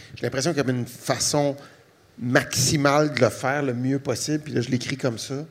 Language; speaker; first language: French; native; French